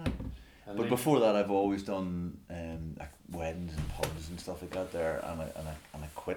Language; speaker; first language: English; native; English